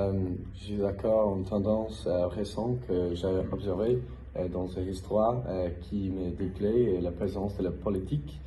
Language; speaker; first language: French; non-native, fluent; English